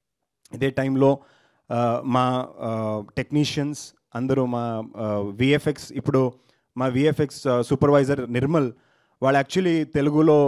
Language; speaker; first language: Telugu; non-native, learner; Kannada